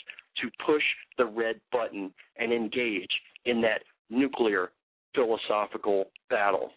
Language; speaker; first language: English; native; English